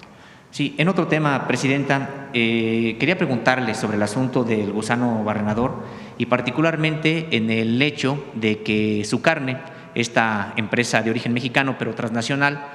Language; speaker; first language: Spanish; native; Spanish